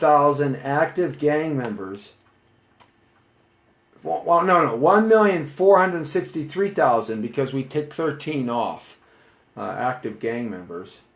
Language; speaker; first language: English; native; English